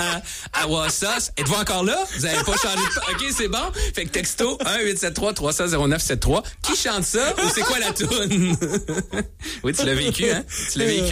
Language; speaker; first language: French; native; French